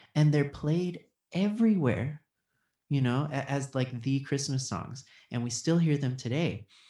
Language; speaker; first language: English; early bilingual, other home language; Spanish